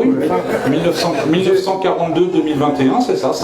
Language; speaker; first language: French; native; French